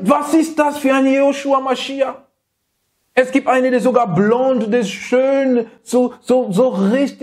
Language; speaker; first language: German; non-native, learner; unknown